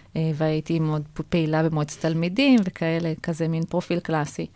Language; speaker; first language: Hebrew; native; Hebrew